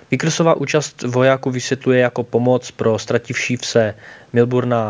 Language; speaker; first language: Czech; native; Czech